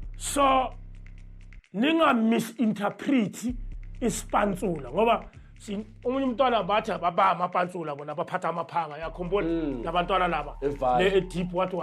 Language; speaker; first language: Zulu; native; Zulu